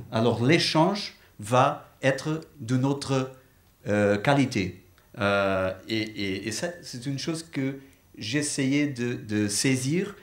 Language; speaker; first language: French; non-native, fluent; Portuguese